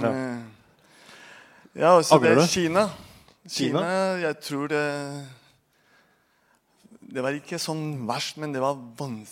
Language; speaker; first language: Norwegian; non-native, fluent; Spanish